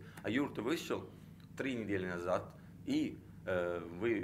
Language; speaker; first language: Russian; non-native, learner; Italian